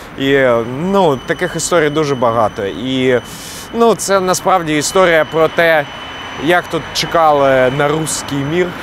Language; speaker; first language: Ukrainian; non-native, local second language; Russian